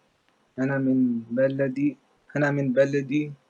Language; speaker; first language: Arabic; non-native, learner; English